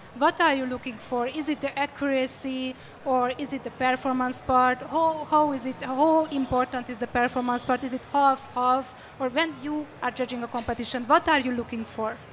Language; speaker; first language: English; non-native, fluent; Hungarian